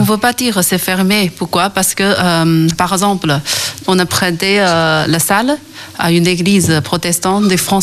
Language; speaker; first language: French; non-native, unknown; Chinese